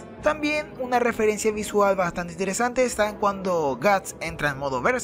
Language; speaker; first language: Spanish; native; Spanish